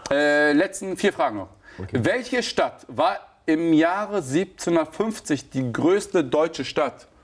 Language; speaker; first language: German; early bilingual, other home language; Turkish